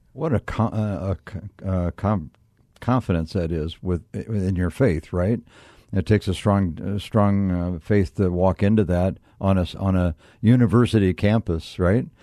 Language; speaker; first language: English; native; English